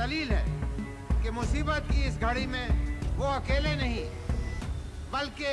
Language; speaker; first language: Urdu; non-native, local second language; Punjabi